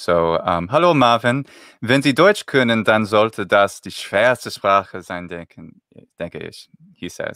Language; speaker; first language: German; non-native, learner; English